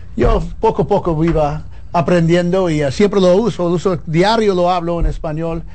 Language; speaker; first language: Spanish; early bilingual, heritage; Spanish